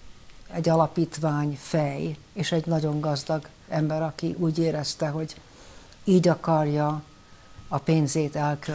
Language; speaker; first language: Hungarian; early bilingual, heritage; Hungarian